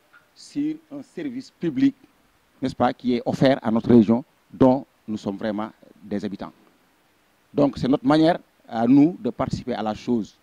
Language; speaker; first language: French; non-native, local second language; Fula